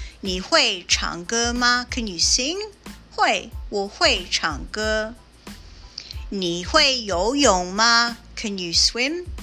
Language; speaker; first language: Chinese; non-native, learner; English